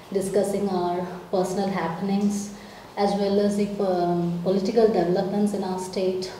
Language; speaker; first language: English; non-native, local second language; Malayalam